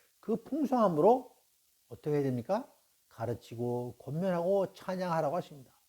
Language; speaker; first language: Korean; native; Korean